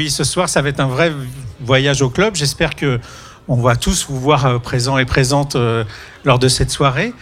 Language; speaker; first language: French; native; French